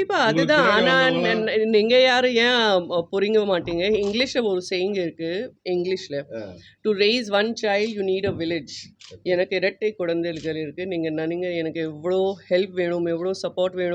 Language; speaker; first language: Tamil; non-native, fluent; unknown